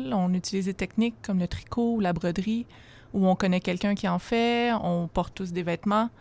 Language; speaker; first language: French; native; French